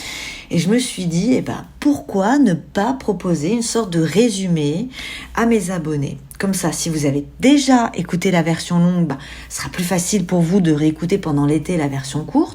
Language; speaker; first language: French; native; French